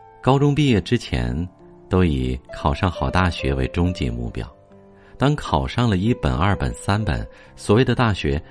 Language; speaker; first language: Chinese; native; Chinese